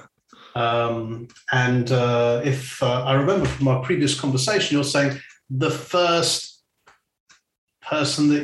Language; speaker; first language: English; native; English